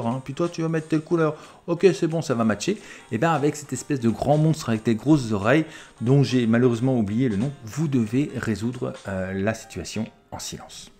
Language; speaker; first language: French; native; French